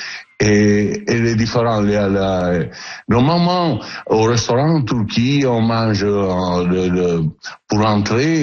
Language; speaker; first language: French; non-native, learner; Italian